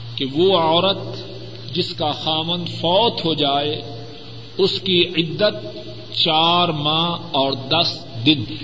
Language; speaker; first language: Urdu; non-native, local second language; Punjabi